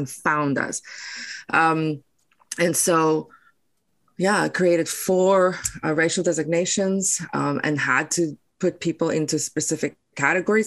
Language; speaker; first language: English; non-native, local second language; Afrikaans